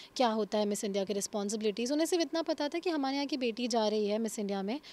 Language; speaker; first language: Hindi; native; Hindi